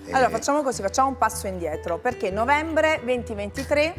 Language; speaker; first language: Italian; native; Italian